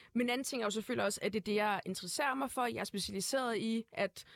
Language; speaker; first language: Danish; native; Danish